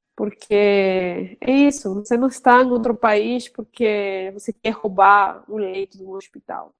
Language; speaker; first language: Portuguese; non-native, fluent; Spanish